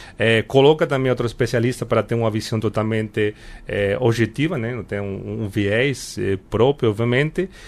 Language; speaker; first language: Portuguese; non-native, fluent; Spanish